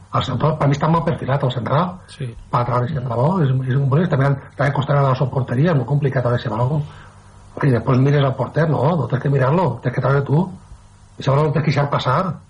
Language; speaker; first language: Catalan; native; Catalan